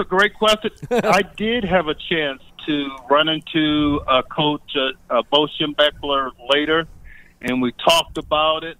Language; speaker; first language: English; native; English